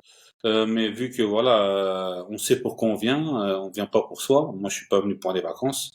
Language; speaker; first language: French; early bilingual, other home language; Turkish